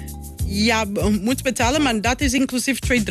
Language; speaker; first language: Dutch; non-native, learner; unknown